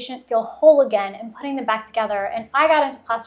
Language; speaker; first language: English; early bilingual, other home language; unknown